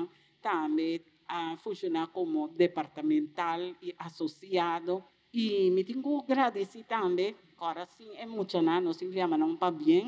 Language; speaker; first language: Portuguese; non-native, learner; Papiamento